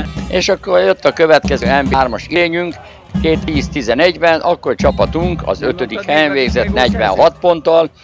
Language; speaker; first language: Hungarian; native; Hungarian